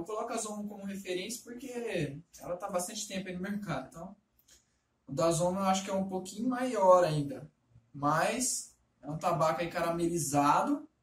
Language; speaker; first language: Portuguese; native; Portuguese